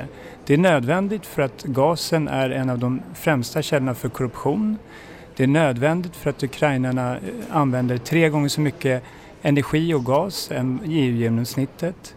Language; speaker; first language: Swedish; native; Swedish